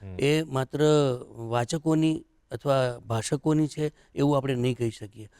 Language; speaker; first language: Gujarati; native; Gujarati